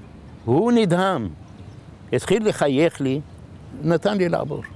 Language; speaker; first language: Hebrew; non-native, fluent; Arabic